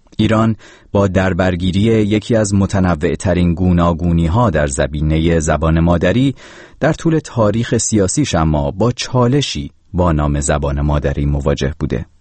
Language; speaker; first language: Persian; native; Persian